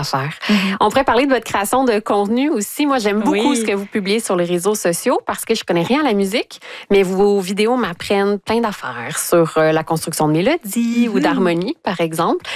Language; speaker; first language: French; native; French